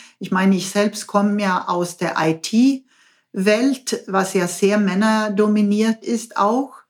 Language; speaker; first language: German; non-native, fluent; Swedish